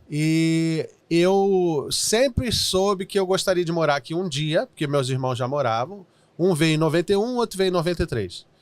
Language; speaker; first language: Portuguese; native; Portuguese